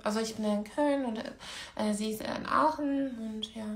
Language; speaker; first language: German; native; German